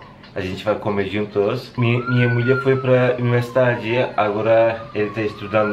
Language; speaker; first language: Portuguese; non-native, learner; Turkish